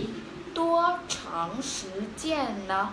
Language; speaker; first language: Chinese; non-native, fluent; Vietnamese